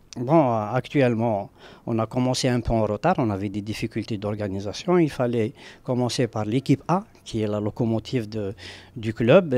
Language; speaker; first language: French; non-native, local second language; Arabic